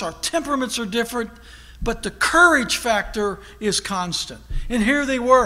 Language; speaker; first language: English; native; English